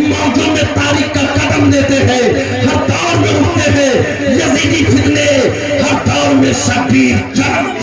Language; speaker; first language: Hindi; native; Hindi